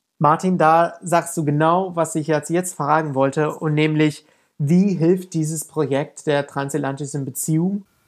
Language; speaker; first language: German; non-native, fluent; English